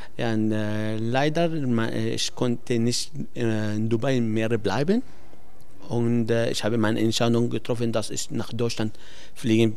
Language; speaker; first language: German; non-native, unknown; Arabic